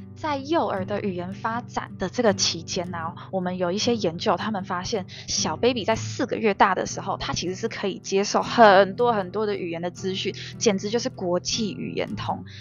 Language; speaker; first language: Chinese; native; Chinese